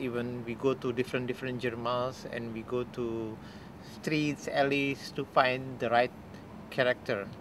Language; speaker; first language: English; non-native, fluent; Indonesian